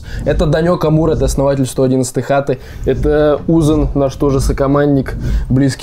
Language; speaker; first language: Russian; native; Russian